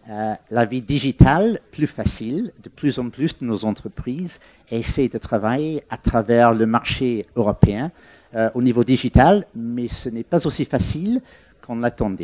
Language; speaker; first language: French; non-native, fluent; English